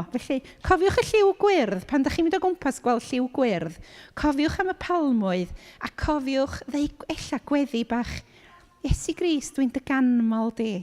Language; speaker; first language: Welsh; native; Welsh